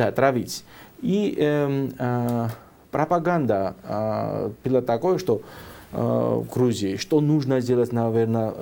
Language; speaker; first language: Russian; non-native, fluent; Georgian